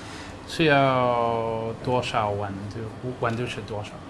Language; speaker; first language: Chinese; non-native, learner; English